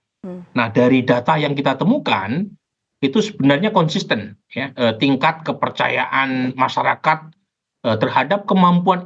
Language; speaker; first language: Indonesian; native; Indonesian